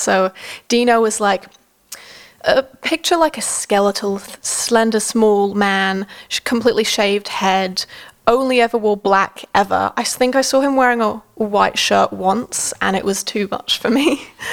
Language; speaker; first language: English; native; English